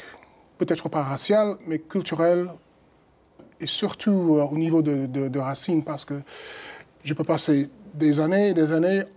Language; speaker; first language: French; non-native, fluent; English